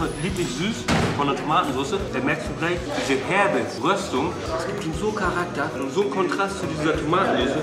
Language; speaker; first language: German; native; German